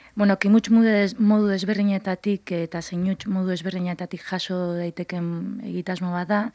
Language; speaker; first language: Basque; native; Basque